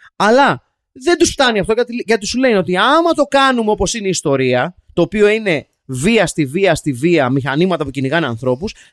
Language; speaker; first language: Greek; native; Greek